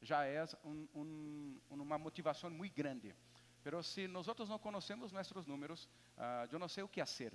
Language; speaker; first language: Spanish; non-native, learner; Portuguese